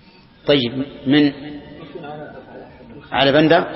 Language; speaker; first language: Arabic; native; Arabic